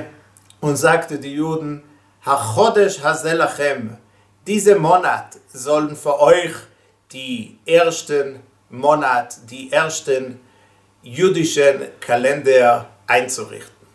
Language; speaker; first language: German; non-native, fluent; Hebrew